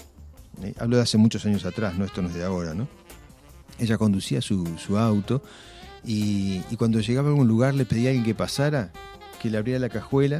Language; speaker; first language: Spanish; native; Spanish